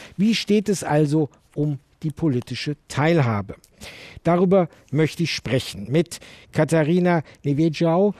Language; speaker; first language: German; native; German